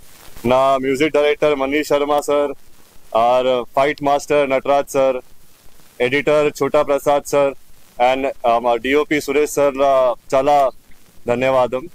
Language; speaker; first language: Telugu; non-native, learner; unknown